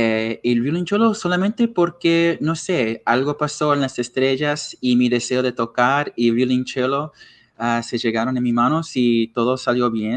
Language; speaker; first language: Spanish; non-native, learner; English